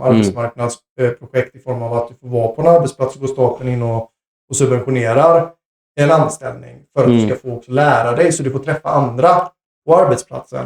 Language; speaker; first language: Swedish; native; Swedish